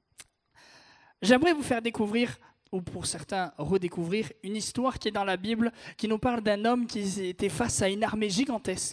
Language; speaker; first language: French; native; French